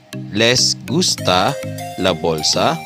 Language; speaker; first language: Spanish; non-native, fluent; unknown